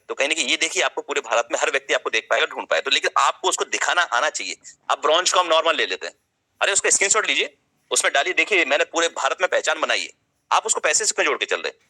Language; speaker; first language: Hindi; native; Hindi